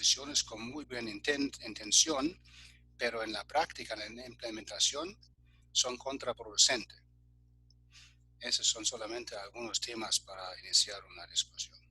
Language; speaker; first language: Spanish; non-native, fluent; German